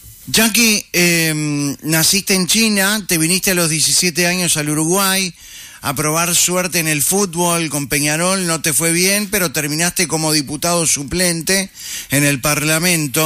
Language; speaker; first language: Spanish; native; Spanish